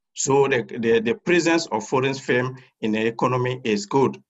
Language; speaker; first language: English; non-native, fluent; French